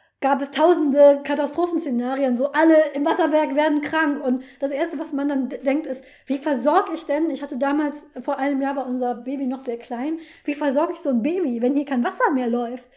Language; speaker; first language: German; native; German